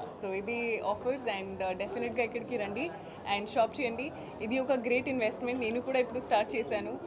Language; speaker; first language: Telugu; non-native, learner; Hindi